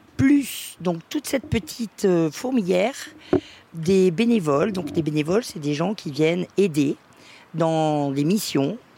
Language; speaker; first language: French; native; French